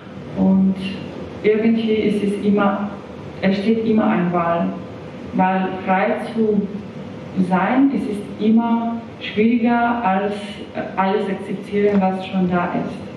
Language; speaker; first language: German; non-native, fluent; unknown